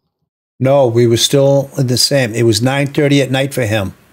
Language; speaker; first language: English; native; English